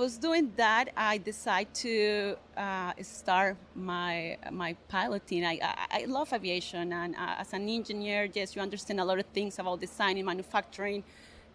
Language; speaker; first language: English; non-native, fluent; Spanish